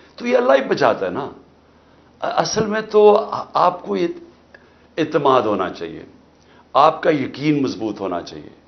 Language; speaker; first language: Urdu; native; Urdu